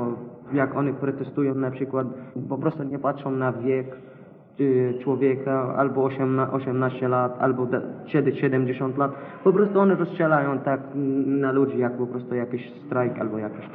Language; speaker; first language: Polish; non-native, learner; Arabic